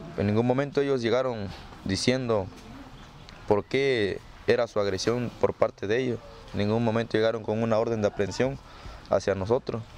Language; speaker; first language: Spanish; native; Spanish